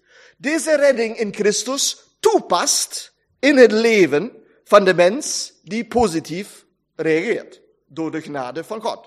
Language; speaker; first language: Dutch; non-native, fluent; German